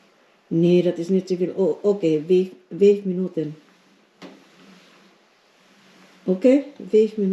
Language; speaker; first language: Dutch; non-native, learner; Filipino